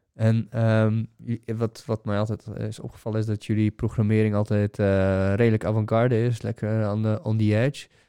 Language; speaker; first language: Dutch; non-native, fluent; Bulgarian